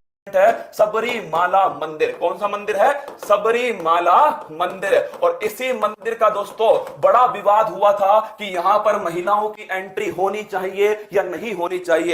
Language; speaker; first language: Hindi; native; Hindi